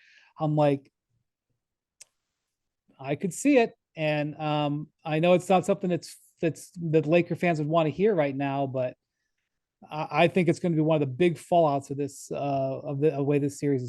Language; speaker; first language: English; native; English